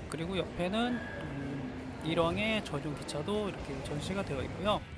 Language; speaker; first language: Korean; native; Korean